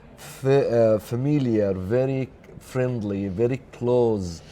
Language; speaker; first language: English; non-native, learner; Arabic